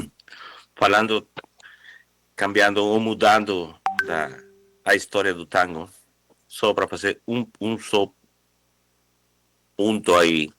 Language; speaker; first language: Portuguese; non-native, fluent; Spanish